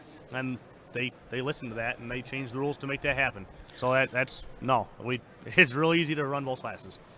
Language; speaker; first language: English; native; English